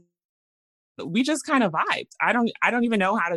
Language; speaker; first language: English; native; English